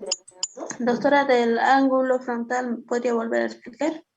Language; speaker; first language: Spanish; native; Spanish